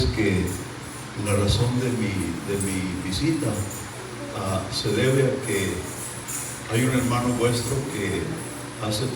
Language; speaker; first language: Spanish; native; Spanish